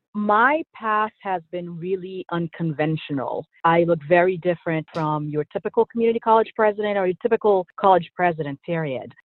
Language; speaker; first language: English; early bilingual, other home language; Haitian Creole